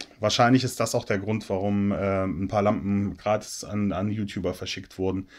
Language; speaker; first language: German; native; German